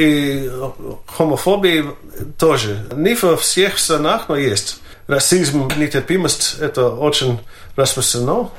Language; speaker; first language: Russian; non-native, fluent; Latvian